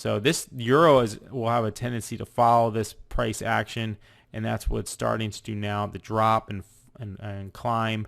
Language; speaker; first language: English; native; English